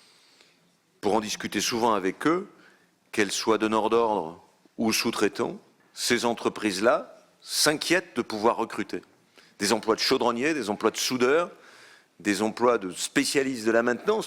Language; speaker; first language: French; native; French